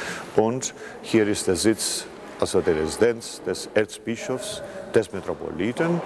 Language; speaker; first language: German; non-native, fluent; Greek